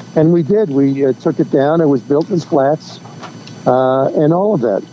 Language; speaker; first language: English; native; English